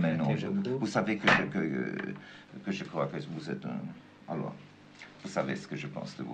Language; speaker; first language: French; non-native, fluent; German